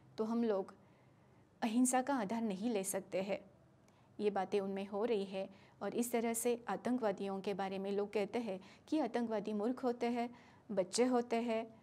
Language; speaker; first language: Hindi; non-native, local second language; Marathi